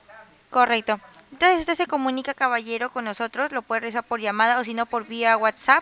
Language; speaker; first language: Spanish; native; Spanish